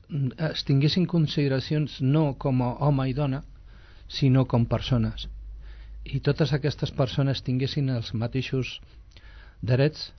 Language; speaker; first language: Catalan; non-native, local second language; Spanish